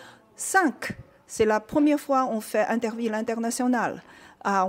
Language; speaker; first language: French; non-native, learner; Chinese